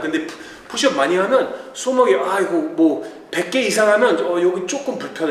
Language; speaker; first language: Korean; early bilingual, heritage; Korean